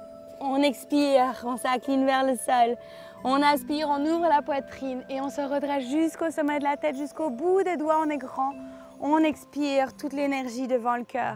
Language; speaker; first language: French; native; French